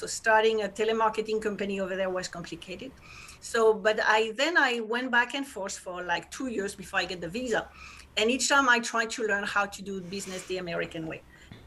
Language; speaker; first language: English; non-native, fluent; French